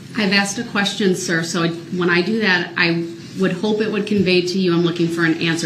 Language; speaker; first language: English; native; English